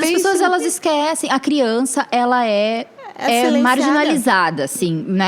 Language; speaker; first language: Portuguese; native; Portuguese